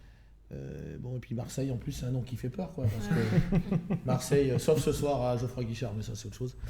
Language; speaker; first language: French; native; French